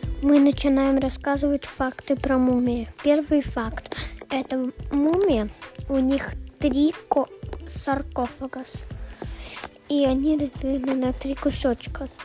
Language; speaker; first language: Russian; early bilingual, heritage; Russian